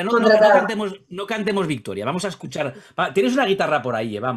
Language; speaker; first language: Spanish; native; Spanish